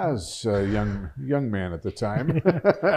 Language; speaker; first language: English; native; English